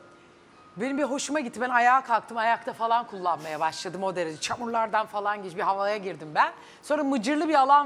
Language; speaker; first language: Turkish; native; Turkish